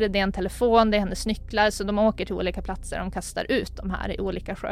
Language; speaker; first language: Swedish; native; Swedish